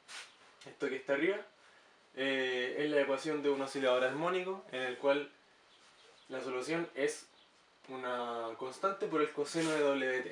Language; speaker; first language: Spanish; native; Spanish